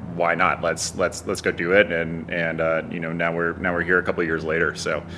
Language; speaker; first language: English; native; English